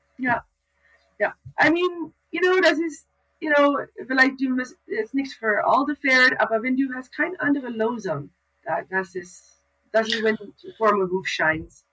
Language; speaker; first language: German; non-native, learner; English